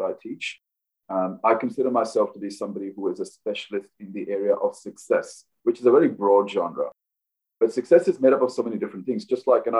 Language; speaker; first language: English; non-native, local second language; Hindi